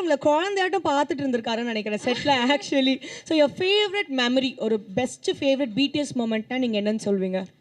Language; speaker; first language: Tamil; native; Tamil